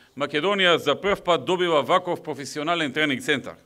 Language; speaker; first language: Macedonian; native; Macedonian